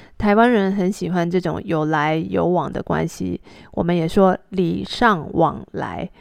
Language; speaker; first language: Chinese; native; Chinese